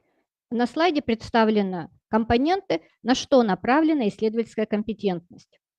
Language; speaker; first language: Russian; native; Russian